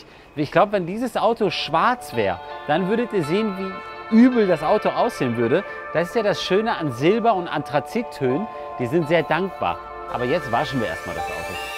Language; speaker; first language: German; native; German